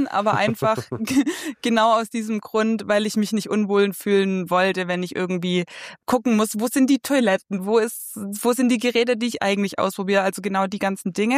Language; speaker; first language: German; native; German